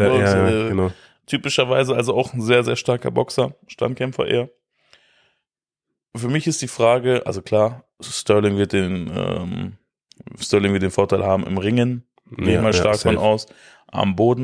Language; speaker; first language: German; native; German